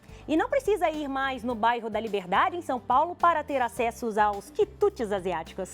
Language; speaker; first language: Portuguese; native; Portuguese